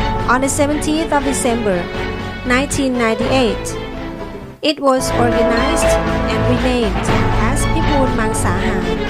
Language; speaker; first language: English; non-native, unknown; Thai